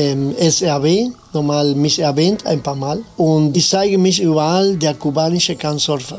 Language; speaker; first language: German; non-native, learner; Spanish